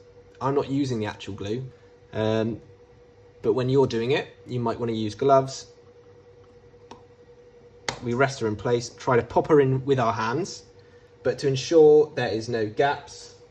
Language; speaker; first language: English; native; English